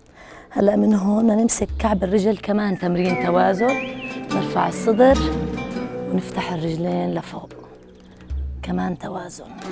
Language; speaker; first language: Arabic; native; Arabic